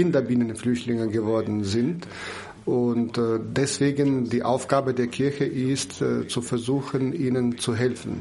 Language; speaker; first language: German; non-native, fluent; Ukrainian